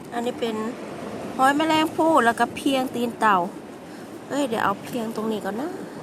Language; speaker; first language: Thai; native; Thai